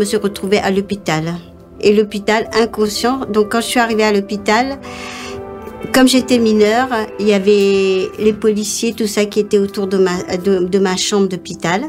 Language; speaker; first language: French; non-native, local second language; Morisyen